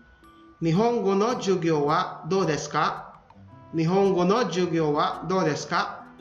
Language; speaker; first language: Japanese; non-native, fluent; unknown